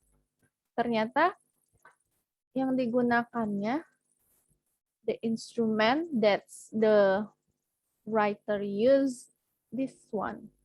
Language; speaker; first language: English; non-native, fluent; Indonesian